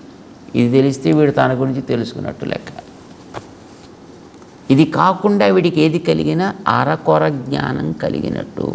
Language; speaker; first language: Telugu; native; Telugu